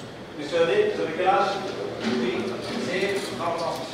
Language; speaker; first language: French; non-native, fluent; Indonesian